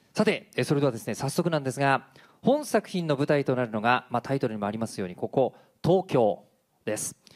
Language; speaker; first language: Japanese; native; Japanese